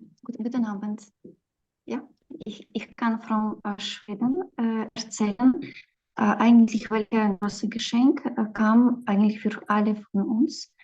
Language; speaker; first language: German; non-native, fluent; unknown